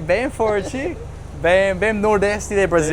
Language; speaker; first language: Portuguese; non-native, learner; English